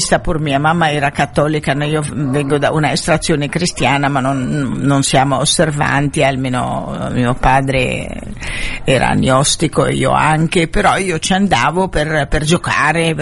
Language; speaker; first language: Italian; non-native, fluent; Arabic